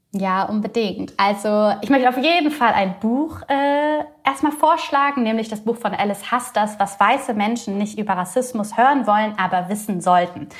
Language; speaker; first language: German; early bilingual, other home language; Bulgarian